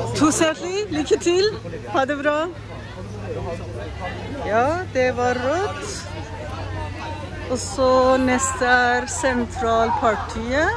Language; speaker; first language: Norwegian; non-native, learner; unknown